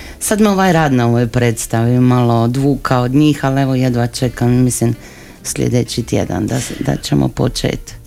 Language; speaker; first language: Croatian; native; Croatian